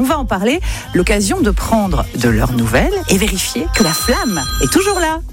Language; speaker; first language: French; native; French